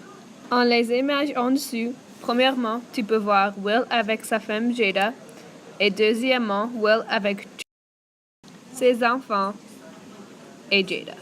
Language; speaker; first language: French; non-native, local second language; English